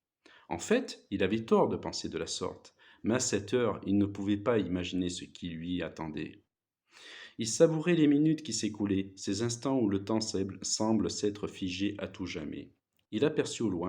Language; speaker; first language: French; native; French